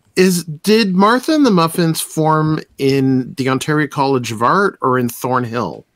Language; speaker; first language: English; native; English